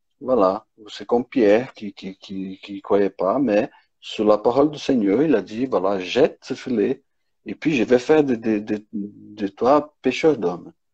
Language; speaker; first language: French; non-native, fluent; Portuguese